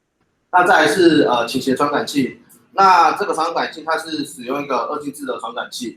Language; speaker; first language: Chinese; native; Chinese